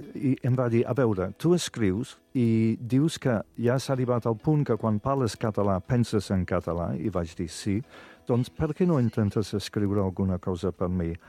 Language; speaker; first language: Catalan; non-native, fluent; English